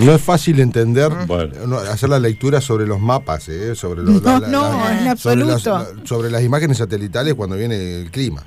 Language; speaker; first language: Spanish; native; Spanish